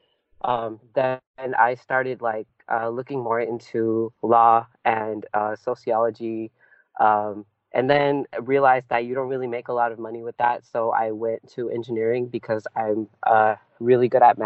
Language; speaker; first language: English; early bilingual, other home language; Punjabi